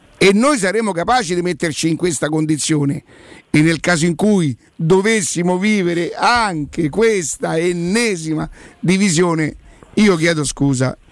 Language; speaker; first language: Italian; native; Italian